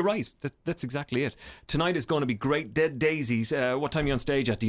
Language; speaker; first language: English; native; English